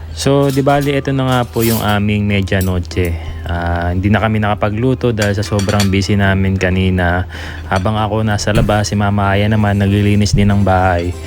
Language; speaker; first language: Filipino; native; Filipino